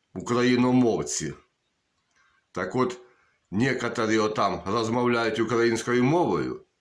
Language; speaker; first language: Ukrainian; non-native, local second language; Russian